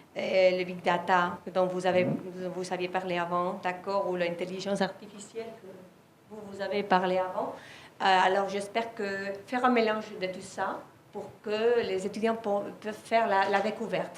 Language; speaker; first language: French; non-native, fluent; Spanish